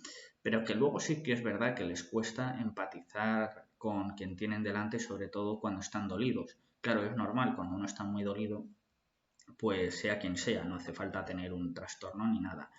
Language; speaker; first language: Spanish; native; Spanish